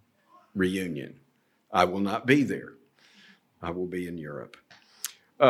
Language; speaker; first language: English; native; English